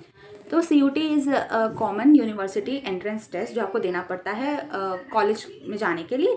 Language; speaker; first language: Hindi; native; Hindi